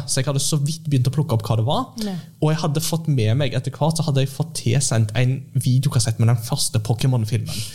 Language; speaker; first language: Norwegian; early bilingual, heritage; Norwegian